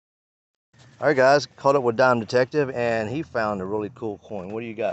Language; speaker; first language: English; native; English